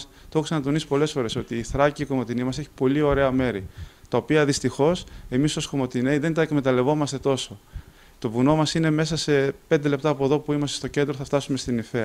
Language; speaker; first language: Greek; native; Greek